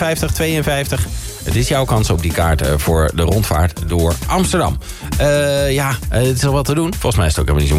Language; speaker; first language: Dutch; native; Dutch